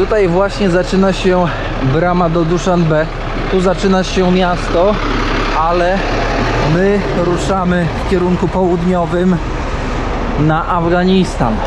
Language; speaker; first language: Polish; native; Polish